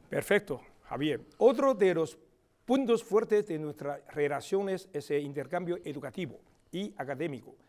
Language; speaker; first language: Spanish; non-native, fluent; Chinese